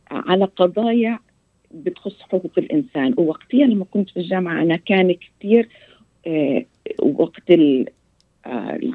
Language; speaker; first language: Arabic; early bilingual, heritage; Arabic